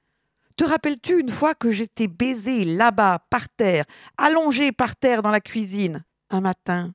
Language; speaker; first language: French; native; French